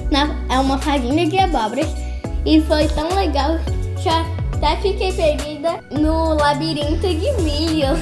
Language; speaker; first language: Portuguese; early bilingual, heritage; Portuguese